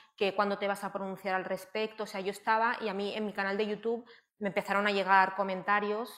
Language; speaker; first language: Spanish; native; Spanish